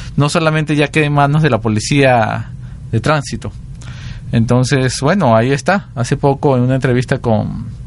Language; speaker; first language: Spanish; native; Spanish